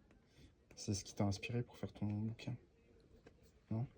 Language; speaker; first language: French; native; French